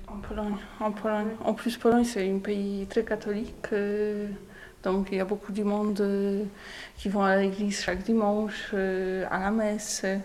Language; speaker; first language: French; non-native, learner; Polish